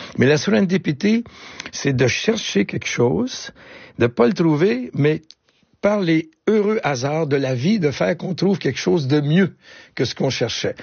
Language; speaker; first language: French; native; French